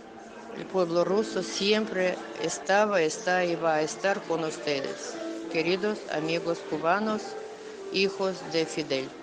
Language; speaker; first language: Spanish; non-native, fluent; Russian